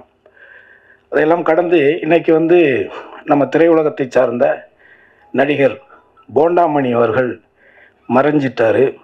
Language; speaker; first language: Tamil; native; Tamil